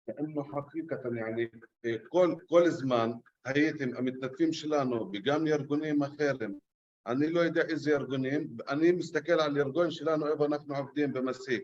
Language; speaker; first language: Hebrew; non-native, local second language; Arabic